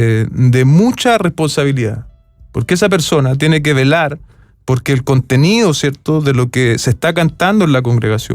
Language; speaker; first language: Spanish; native; Spanish